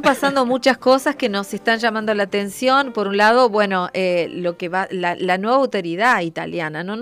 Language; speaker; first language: Spanish; native; Spanish